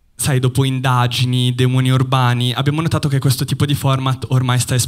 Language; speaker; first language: Italian; native; Italian